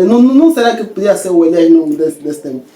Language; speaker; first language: Portuguese; native; Portuguese